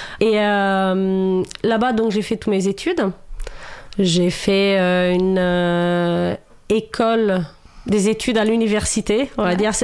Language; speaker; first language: French; non-native, fluent; Romanian